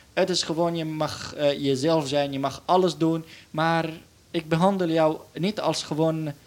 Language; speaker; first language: Dutch; non-native, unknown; Arabic